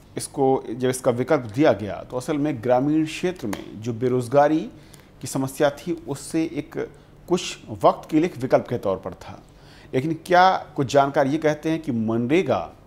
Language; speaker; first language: Hindi; native; Hindi